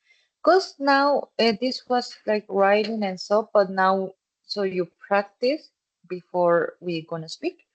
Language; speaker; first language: English; non-native, fluent; Spanish